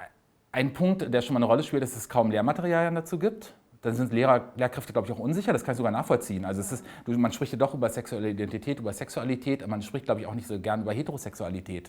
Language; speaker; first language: German; native; German